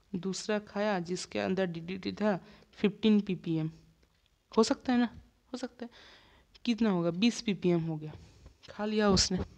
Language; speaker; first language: Hindi; non-native, local second language; Bangla